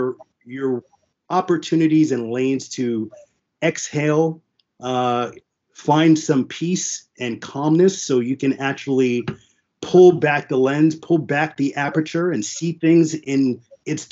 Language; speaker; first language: English; early bilingual, other home language; French